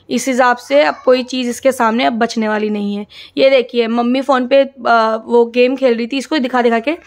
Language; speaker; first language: Hindi; non-native, local second language; Assamese